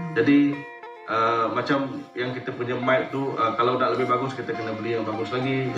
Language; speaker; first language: Malay; non-native, local second language; Iban